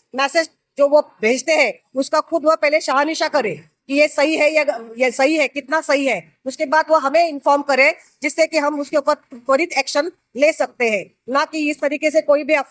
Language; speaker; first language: Hindi; non-native, local second language; Marathi